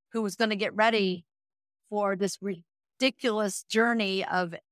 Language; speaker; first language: English; native; English